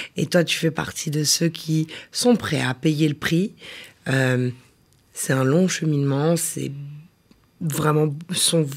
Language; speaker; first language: French; native; French